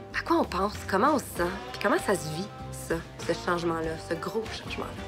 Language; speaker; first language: French; native; French